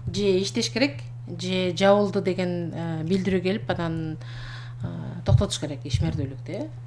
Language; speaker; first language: Kyrgyz; native; Kyrgyz